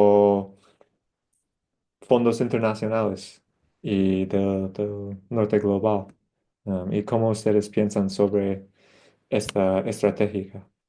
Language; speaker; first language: Spanish; non-native, fluent; English